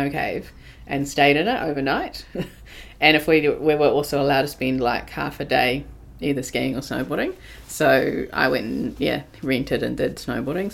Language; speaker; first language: English; native; English